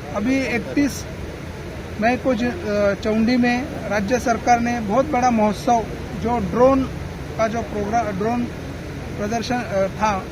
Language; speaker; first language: Hindi; non-native, local second language; Marathi